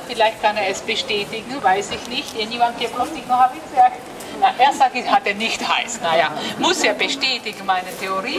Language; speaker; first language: German; non-native, fluent; Slovak